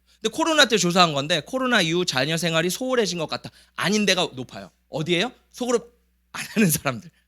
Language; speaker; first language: Korean; early bilingual, heritage; Korean